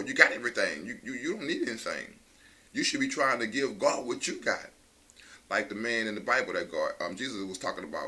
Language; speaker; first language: English; native; English